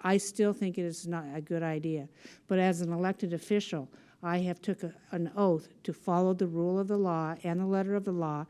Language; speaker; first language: English; native; English